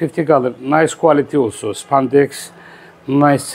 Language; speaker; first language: English; non-native, learner; Turkish